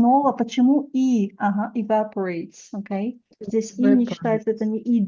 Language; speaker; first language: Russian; native; Russian